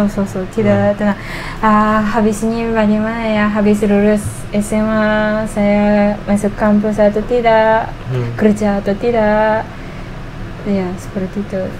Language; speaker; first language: Indonesian; non-native, learner; Japanese